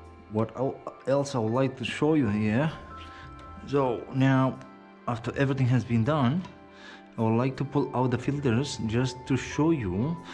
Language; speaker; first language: English; non-native, fluent; Romanian